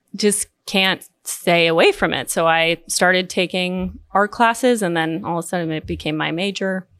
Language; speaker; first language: English; native; English